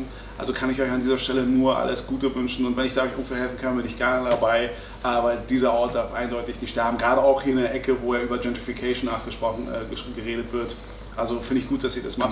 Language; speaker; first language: German; native; German